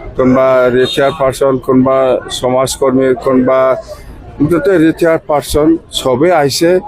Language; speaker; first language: Assamese; non-native, local second language; Bodo